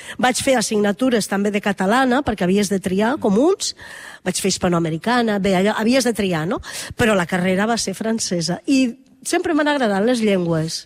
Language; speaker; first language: Catalan; native; Catalan